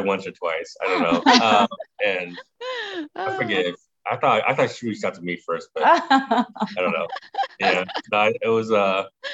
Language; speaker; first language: English; native; English